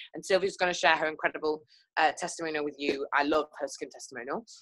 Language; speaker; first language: English; native; English